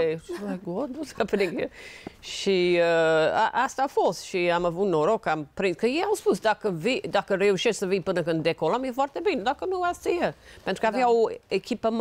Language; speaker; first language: Romanian; non-native, fluent; English